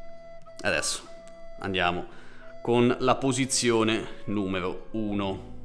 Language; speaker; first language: Italian; native; Italian